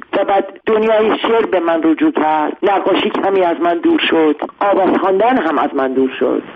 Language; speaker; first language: Persian; non-native, local second language; Armenian